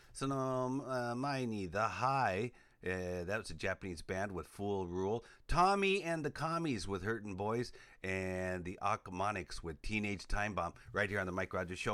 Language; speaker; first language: English; native; English